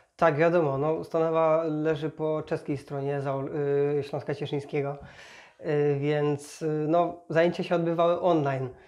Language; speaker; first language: Polish; native; Polish